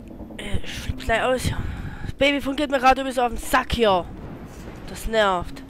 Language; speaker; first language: German; native; German